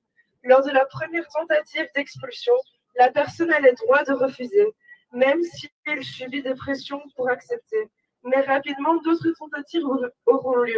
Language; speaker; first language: French; native; French